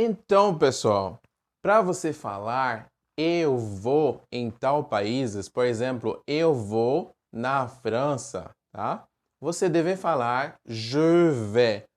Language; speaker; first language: Portuguese; non-native, fluent; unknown